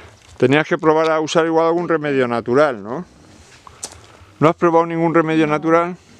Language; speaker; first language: Spanish; native; Spanish